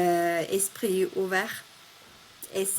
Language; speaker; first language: French; non-native, fluent; Finnish